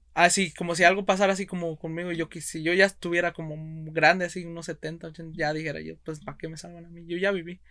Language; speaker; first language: Spanish; early bilingual, heritage; Spanish